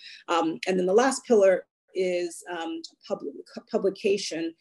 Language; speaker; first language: English; native; English